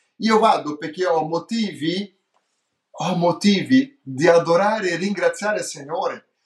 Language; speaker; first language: Italian; non-native, fluent; Portuguese